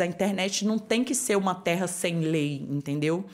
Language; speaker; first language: Portuguese; native; Portuguese